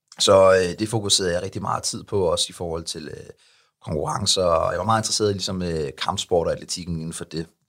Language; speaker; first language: Danish; early bilingual, other home language; Arabic